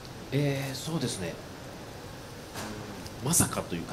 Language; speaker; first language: Japanese; native; Japanese